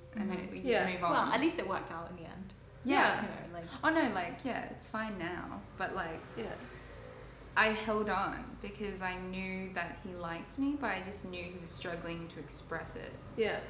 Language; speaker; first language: English; native; English